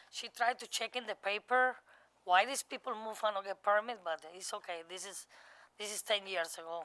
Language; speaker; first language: English; non-native, learner; Spanish